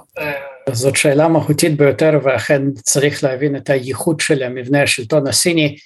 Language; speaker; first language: Hebrew; early bilingual, other home language; Russian